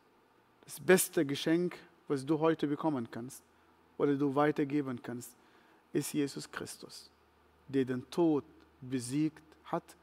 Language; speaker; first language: German; non-native, fluent; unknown